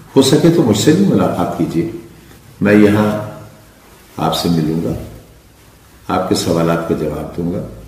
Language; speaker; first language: Urdu; native; Urdu